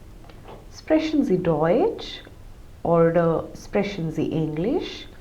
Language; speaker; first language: German; non-native, fluent; Hindi